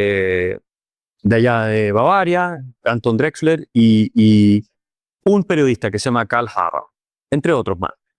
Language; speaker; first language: Spanish; native; Spanish